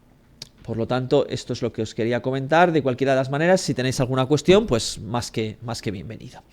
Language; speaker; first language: Spanish; native; Spanish